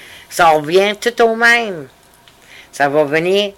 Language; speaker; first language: French; native; French